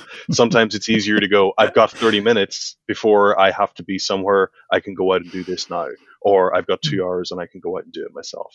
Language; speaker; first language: English; native; English